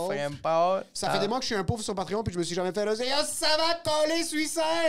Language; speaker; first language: French; native; French